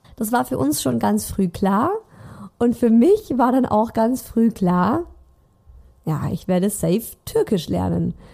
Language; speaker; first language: German; native; German